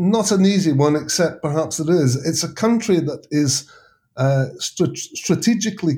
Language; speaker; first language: English; native; English